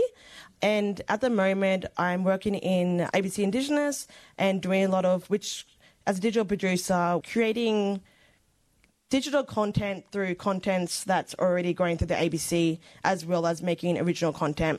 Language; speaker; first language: English; native; English